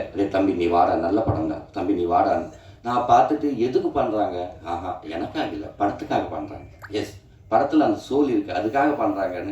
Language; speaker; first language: Tamil; non-native, learner; Telugu